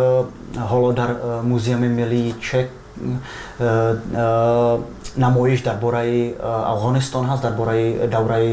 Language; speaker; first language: Persian; non-native, fluent; Czech